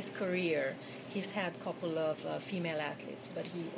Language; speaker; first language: English; non-native, fluent; Hungarian